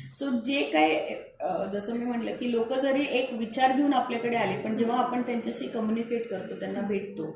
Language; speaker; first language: Marathi; non-native, local second language; Hindi